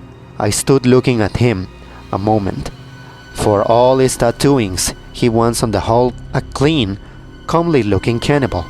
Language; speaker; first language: English; non-native, fluent; Spanish